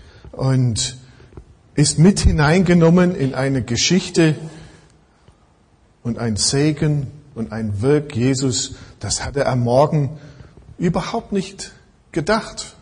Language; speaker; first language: German; non-native, fluent; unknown